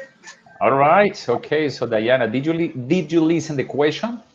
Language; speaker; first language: English; non-native, fluent; Spanish